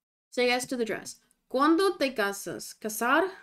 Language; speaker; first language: Spanish; non-native, learner; English